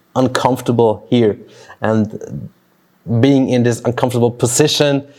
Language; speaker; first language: English; non-native, fluent; Swiss German